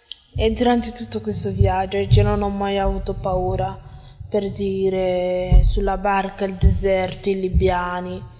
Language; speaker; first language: Italian; non-native, fluent; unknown